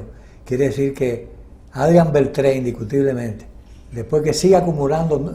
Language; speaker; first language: Spanish; native; Spanish